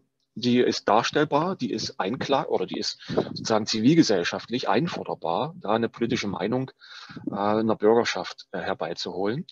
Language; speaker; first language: German; native; German